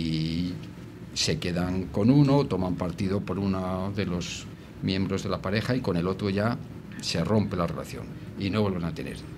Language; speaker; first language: Spanish; native; Spanish